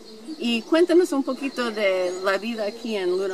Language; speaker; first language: Spanish; non-native, fluent; English